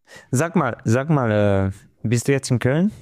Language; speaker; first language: German; non-native, fluent; Romanian